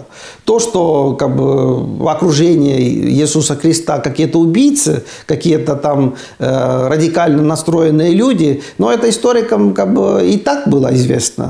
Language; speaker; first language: Russian; non-native, fluent; Estonian